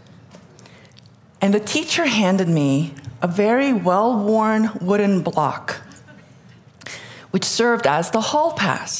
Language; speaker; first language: English; early bilingual, other home language; Korean